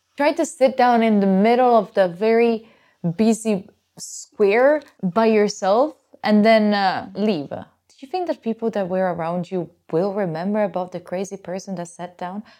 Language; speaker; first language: English; non-native, fluent; Italian